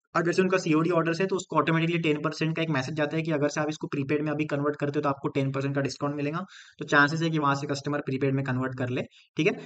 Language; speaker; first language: Hindi; non-native, local second language; Marathi